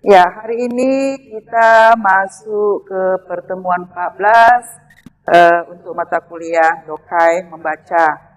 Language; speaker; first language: Indonesian; native; Indonesian